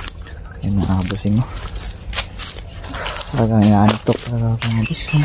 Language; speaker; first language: Filipino; non-native, local second language; Cebuano